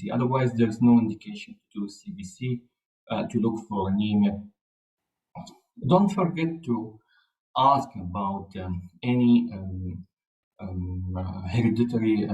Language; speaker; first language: English; non-native, fluent; Arabic